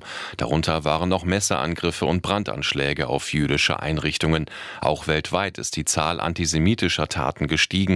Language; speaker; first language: German; native; German